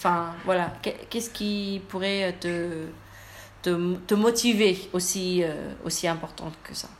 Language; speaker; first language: French; non-native, learner; Indonesian